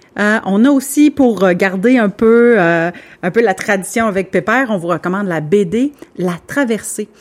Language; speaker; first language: French; native; French